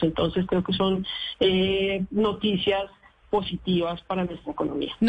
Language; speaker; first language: Spanish; native; Spanish